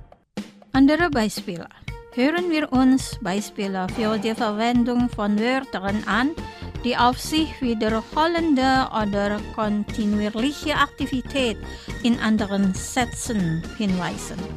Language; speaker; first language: German; non-native, fluent; Indonesian